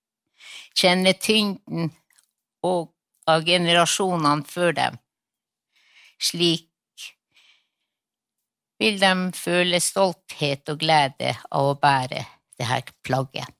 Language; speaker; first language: Norwegian; non-native, local second language; Northern Sami